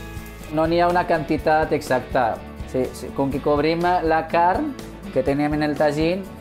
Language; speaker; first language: Catalan; non-native, fluent; Arabic